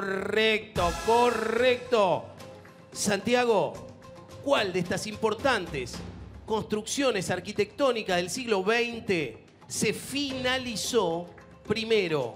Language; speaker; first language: Spanish; native; Spanish